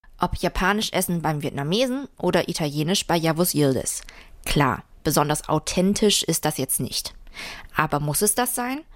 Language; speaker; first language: German; early bilingual, other home language; Vietnamese